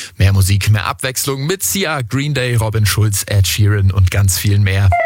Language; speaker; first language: German; native; German